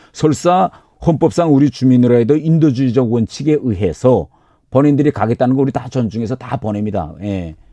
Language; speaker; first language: Korean; native; Korean